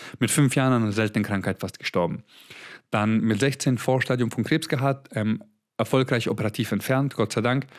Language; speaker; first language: German; early bilingual, other home language; Croatian